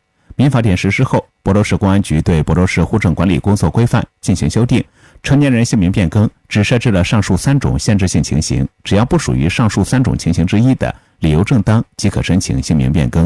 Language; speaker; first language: Chinese; native; Chinese